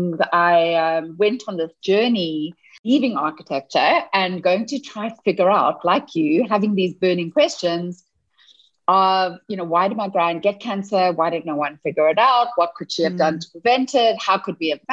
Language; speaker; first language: English; native; English